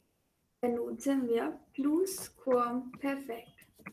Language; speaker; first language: German; non-native, fluent; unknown